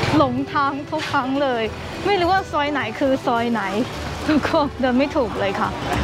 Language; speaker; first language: Thai; non-native, fluent; Chinese